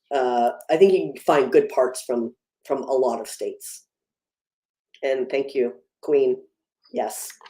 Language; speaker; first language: English; native; English